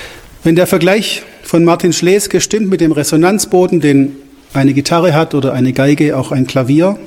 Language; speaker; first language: German; native; German